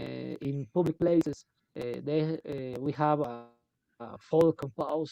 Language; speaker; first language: English; non-native, local second language; Spanish